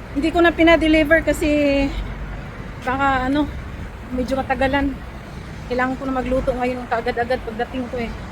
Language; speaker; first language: Filipino; non-native, local second language; Cebuano